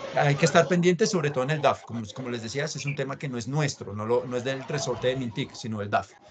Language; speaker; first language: Spanish; native; Spanish